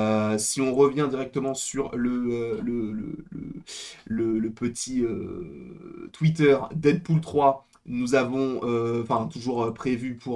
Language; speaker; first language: French; native; French